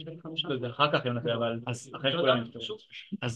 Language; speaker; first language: Hebrew; native; Hebrew